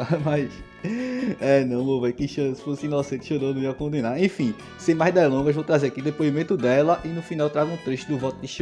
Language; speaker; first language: Portuguese; native; Portuguese